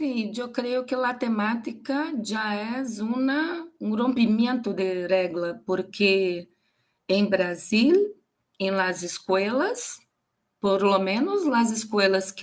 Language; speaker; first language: Spanish; non-native, learner; Portuguese